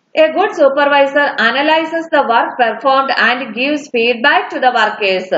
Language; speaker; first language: English; non-native, local second language; Malayalam